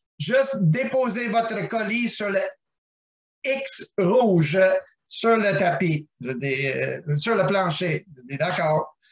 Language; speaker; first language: French; non-native, local second language; English